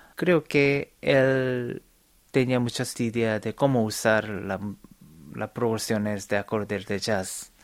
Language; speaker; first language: Spanish; non-native, fluent; Korean